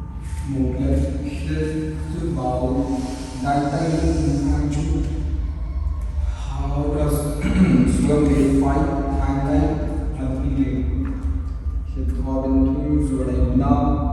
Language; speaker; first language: Vietnamese; non-native, learner; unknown